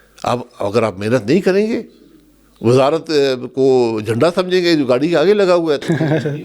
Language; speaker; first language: Urdu; non-native, local second language; Pahari-Potwari